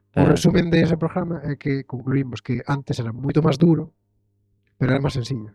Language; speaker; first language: Galician; non-native, local second language; Spanish